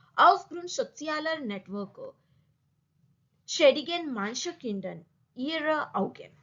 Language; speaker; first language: German; non-native, learner; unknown